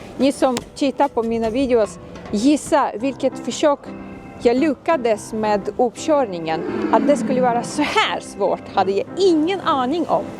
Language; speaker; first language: Swedish; non-native, fluent; Ukrainian